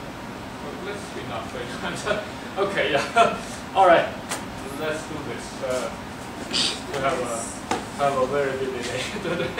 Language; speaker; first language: English; non-native, fluent; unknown